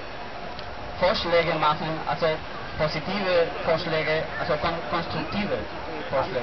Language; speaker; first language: German; non-native, learner; Spanish